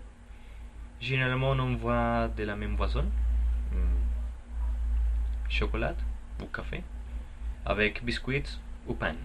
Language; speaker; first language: French; non-native, learner; Spanish